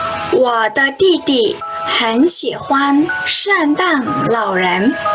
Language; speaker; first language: Chinese; non-native, fluent; Mongolian